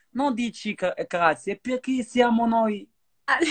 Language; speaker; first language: Italian; non-native, learner; Arabic